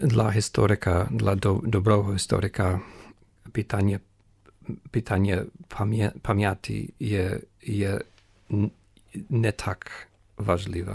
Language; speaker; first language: Ukrainian; non-native, fluent; English